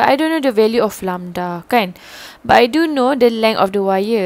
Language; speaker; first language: English; non-native, local second language; Malay